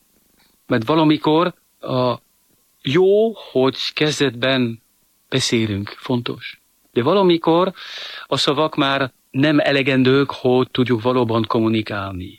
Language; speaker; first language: Hungarian; non-native, fluent; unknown